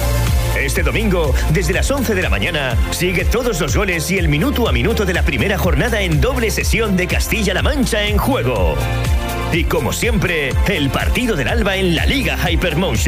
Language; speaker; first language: Spanish; native; Spanish